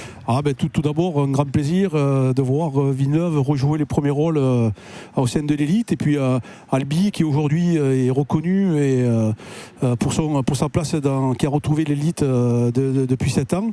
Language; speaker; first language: French; native; French